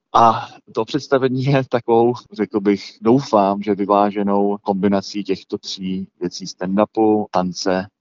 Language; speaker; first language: Czech; early bilingual, heritage; Czech